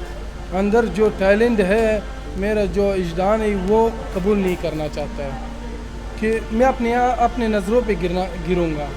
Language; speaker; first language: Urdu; non-native, local second language; Pashto